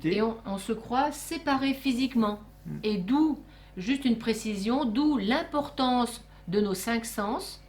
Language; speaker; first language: French; native; French